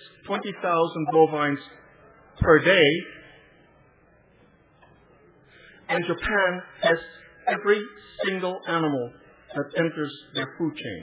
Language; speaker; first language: English; non-native, fluent; Dutch